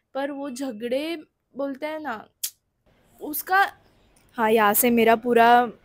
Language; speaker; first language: Hindi; non-native, local second language; Marathi